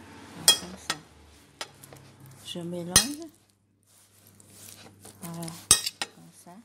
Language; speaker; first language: French; non-native, learner; Vietnamese